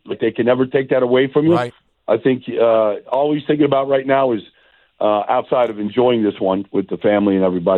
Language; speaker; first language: English; native; English